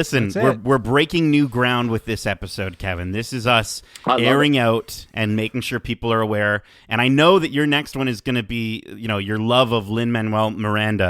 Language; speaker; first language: English; native; English